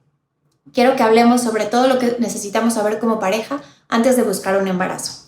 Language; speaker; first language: Spanish; native; Spanish